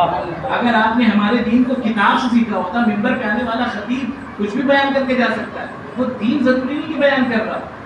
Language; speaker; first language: Urdu; native; Urdu